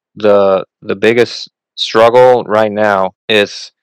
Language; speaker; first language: English; non-native, fluent; Spanish